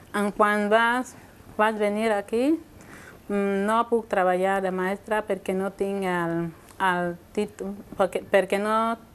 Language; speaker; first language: Catalan; non-native, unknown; Spanish